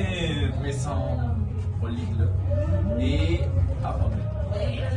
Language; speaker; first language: French; non-native, learner; Spanish